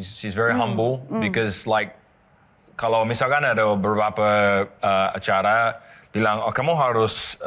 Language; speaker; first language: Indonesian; non-native, learner; English